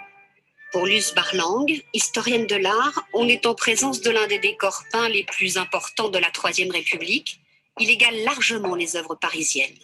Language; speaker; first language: French; native; French